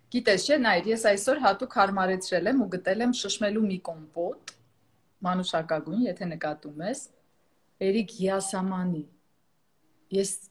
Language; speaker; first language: Armenian; native; Armenian